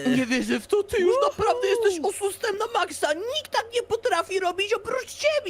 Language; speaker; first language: Polish; native; Polish